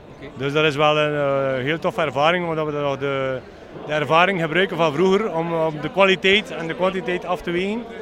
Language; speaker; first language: Dutch; native; Dutch